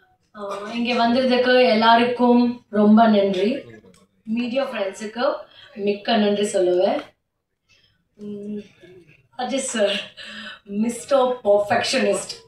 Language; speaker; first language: Tamil; non-native, learner; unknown